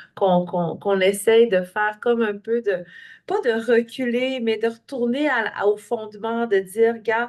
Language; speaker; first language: French; native; French